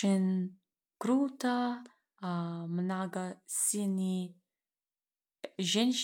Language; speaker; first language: Russian; non-native, learner; English